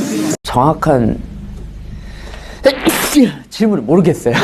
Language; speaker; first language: Korean; native; Korean